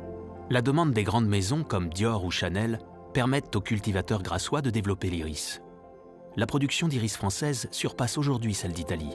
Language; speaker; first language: French; native; French